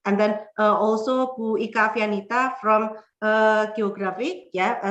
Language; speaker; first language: English; non-native, fluent; Indonesian